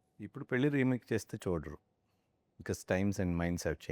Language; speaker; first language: Telugu; native; Telugu